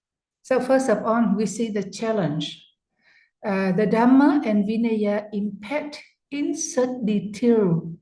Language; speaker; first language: English; non-native, fluent; Vietnamese